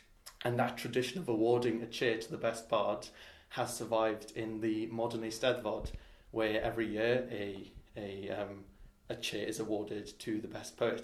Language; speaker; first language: English; non-native, local second language; Welsh